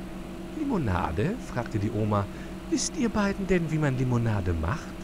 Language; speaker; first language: German; native; German